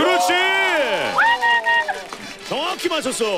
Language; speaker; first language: Korean; native; Korean